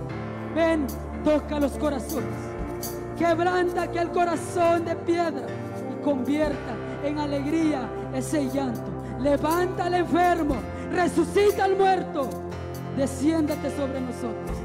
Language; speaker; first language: Spanish; native; Spanish